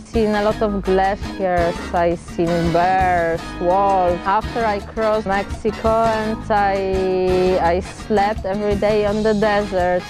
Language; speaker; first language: English; non-native, learner; Polish